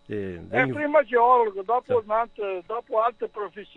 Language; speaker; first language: Italian; early bilingual, heritage; Italian